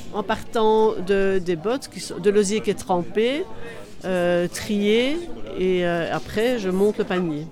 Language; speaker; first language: French; native; French